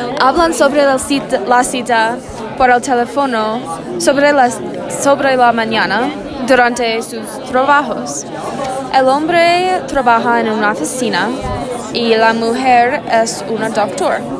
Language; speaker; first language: Spanish; non-native, learner; English